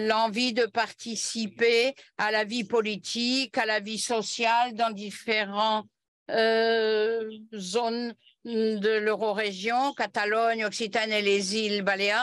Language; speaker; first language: French; non-native, fluent; Catalan